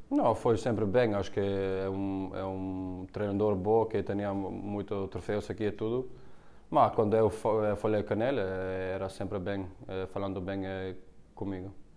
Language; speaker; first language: Portuguese; non-native, learner; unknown